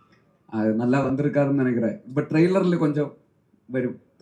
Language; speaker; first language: Tamil; non-native, learner; Malayalam